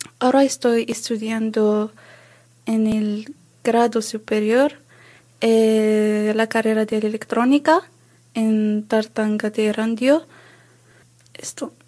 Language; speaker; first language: Spanish; non-native, learner; Arabic